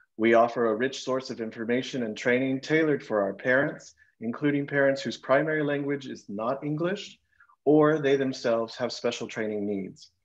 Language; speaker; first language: English; early bilingual, other home language; Spanish